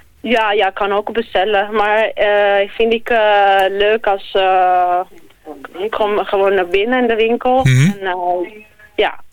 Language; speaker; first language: Dutch; non-native, learner; Italian